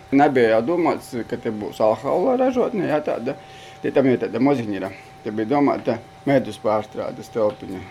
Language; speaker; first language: Latvian; native; Latvian